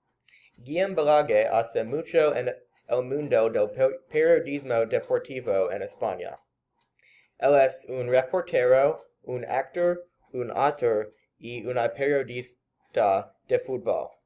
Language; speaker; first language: Spanish; non-native, learner; English